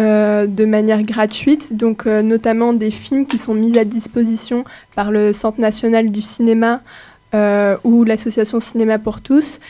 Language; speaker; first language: French; native; French